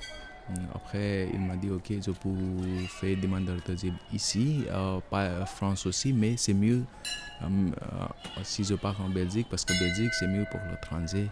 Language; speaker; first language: French; non-native, learner; Nepali